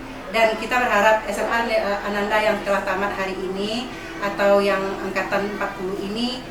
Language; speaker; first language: Indonesian; native; Indonesian